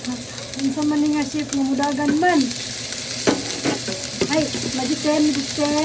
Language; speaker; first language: Japanese; non-native, learner; Cebuano